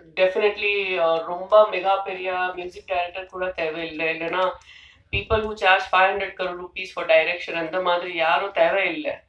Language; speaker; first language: Tamil; non-native, fluent; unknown